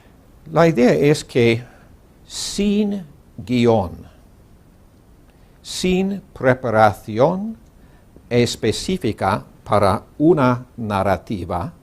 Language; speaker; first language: Spanish; non-native, learner; English